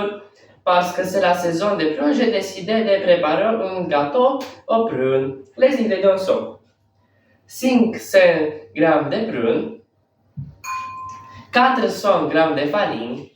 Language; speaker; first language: French; non-native, learner; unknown